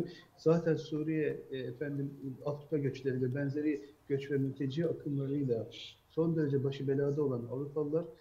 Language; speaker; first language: Turkish; native; Turkish